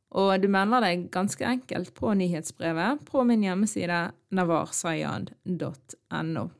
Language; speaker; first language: Norwegian; early bilingual, other home language; Arabic